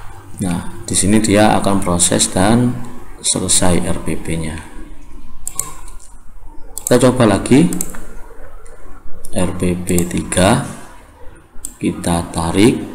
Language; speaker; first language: Indonesian; native; Indonesian